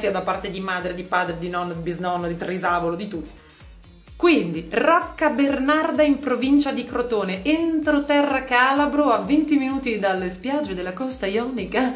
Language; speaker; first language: Italian; native; Italian